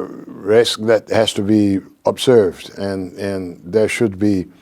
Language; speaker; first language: English; non-native, fluent; Portuguese